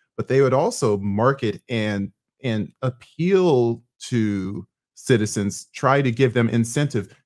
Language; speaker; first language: English; native; English